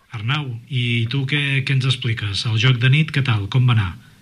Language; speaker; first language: Catalan; native; Catalan